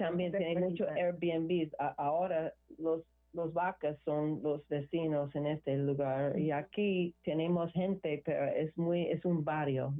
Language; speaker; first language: Spanish; non-native, learner; English